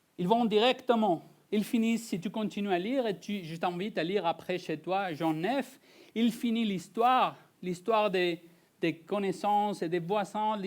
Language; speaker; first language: French; non-native, fluent; Spanish